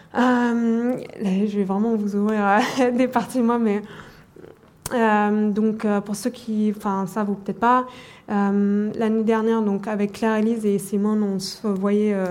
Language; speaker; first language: French; non-native, fluent; German